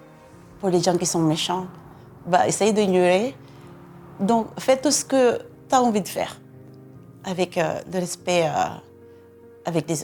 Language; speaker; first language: French; non-native, fluent; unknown